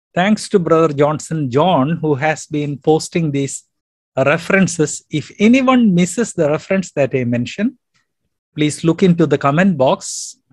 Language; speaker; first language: English; non-native, local second language; Malayalam